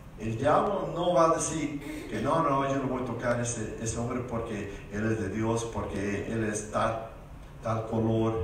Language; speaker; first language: Spanish; early bilingual, heritage; Spanish